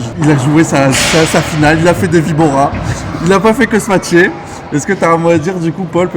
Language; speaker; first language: French; native; French